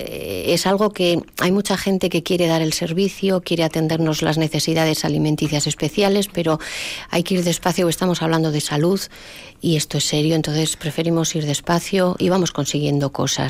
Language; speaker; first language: Spanish; native; Spanish